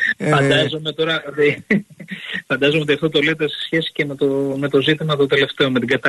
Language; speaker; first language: Greek; native; Greek